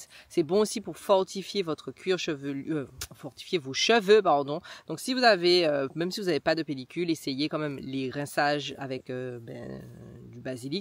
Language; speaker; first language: French; native; French